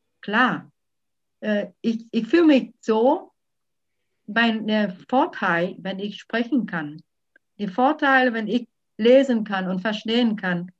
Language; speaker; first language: German; non-native, fluent; Vietnamese